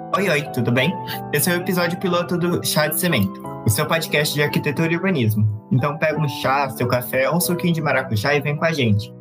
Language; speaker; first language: Portuguese; native; Portuguese